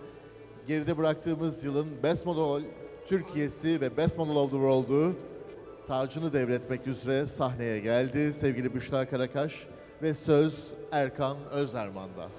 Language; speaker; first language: Turkish; native; Turkish